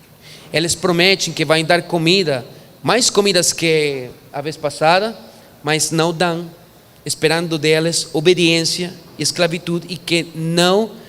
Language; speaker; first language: Portuguese; non-native, fluent; Spanish